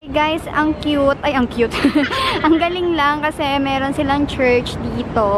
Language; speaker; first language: Filipino; native; Filipino